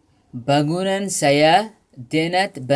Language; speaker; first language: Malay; non-native, learner; Bangla